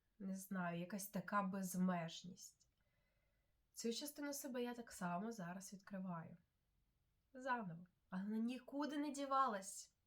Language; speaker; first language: Ukrainian; non-native, local second language; Russian